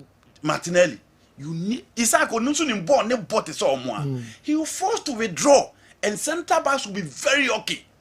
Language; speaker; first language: English; non-native, local second language; Akan